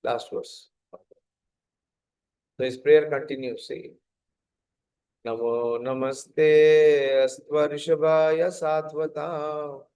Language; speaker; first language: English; non-native, local second language; Hindi